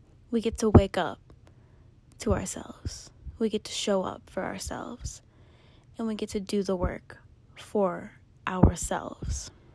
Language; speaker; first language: English; native; English